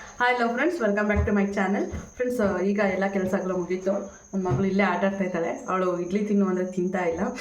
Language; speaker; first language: Kannada; non-native, local second language; Tamil